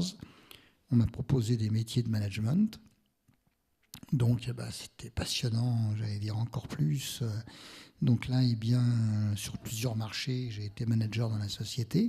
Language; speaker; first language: French; native; French